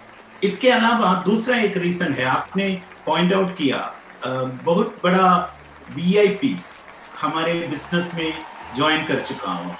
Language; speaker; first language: Hindi; non-native, local second language; Malayalam